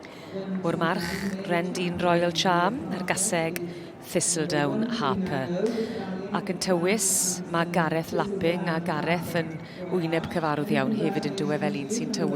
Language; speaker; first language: Welsh; native; Welsh